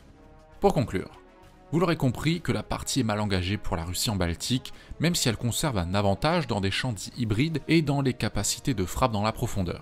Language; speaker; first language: French; native; French